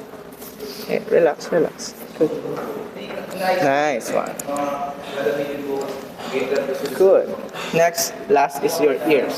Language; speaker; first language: English; non-native, local second language; Filipino